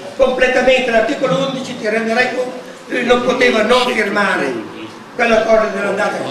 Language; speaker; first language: Italian; native; Italian